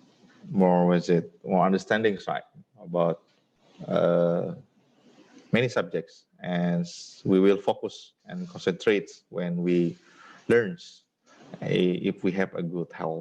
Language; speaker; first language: English; non-native, fluent; Indonesian